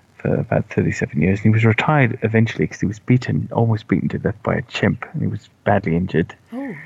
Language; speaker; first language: English; native; English